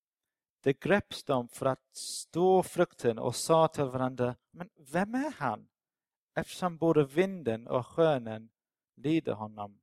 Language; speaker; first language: Swedish; non-native, fluent; English